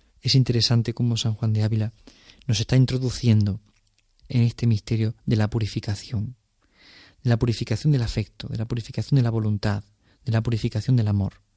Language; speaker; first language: Spanish; native; Spanish